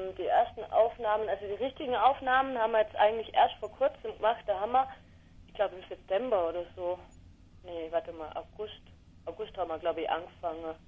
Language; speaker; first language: German; native; German